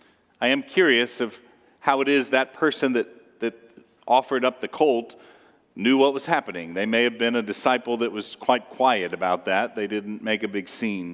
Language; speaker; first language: English; native; English